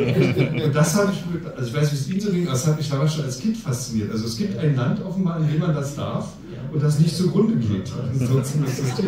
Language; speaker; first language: German; native; German